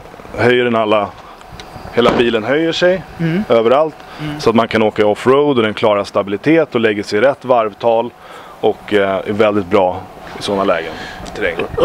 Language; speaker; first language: Swedish; native; Swedish